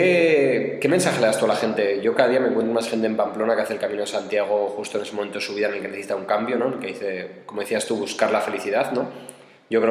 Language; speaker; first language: Spanish; native; Spanish